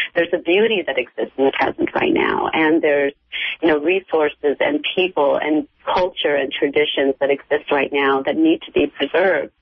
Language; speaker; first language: English; native; English